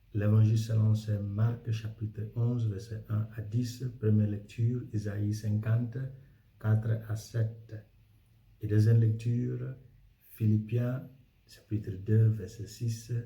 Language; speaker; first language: French; non-native, fluent; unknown